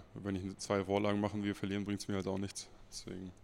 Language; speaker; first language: German; native; German